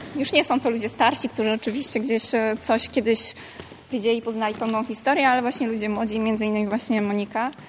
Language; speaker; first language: Polish; native; Polish